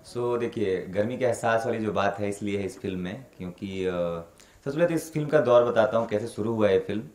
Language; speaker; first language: Hindi; native; Hindi